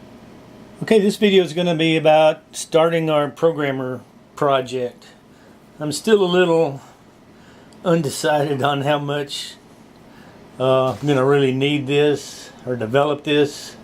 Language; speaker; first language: English; native; English